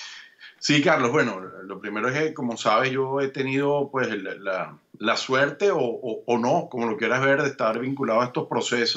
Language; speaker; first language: Spanish; native; Spanish